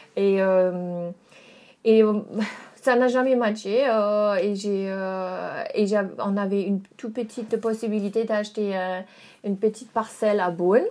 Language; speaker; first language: French; non-native, fluent; German